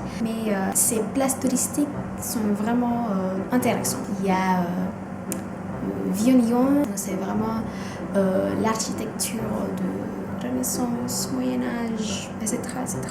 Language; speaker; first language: French; non-native, fluent; Indonesian